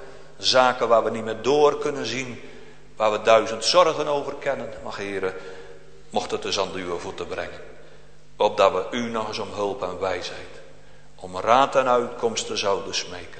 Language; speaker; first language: Dutch; native; Dutch